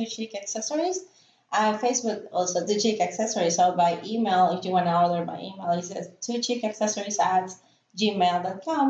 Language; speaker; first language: English; non-native, fluent; Spanish